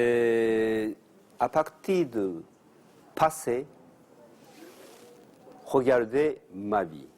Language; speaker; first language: French; non-native, learner; Japanese